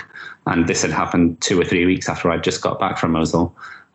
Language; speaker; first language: English; native; English